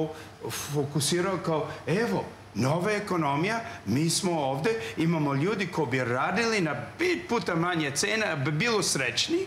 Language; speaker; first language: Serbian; non-native, learner; English